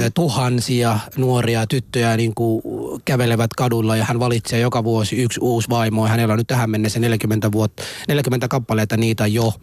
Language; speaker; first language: Finnish; non-native, fluent; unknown